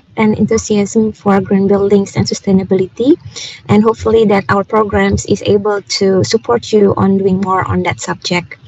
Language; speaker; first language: English; non-native, fluent; Indonesian